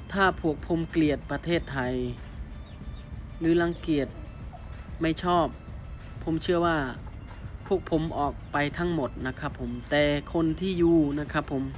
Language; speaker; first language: Thai; non-native, fluent; Khmer